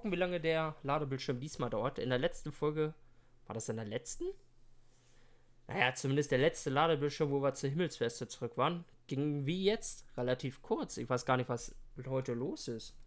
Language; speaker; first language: German; native; German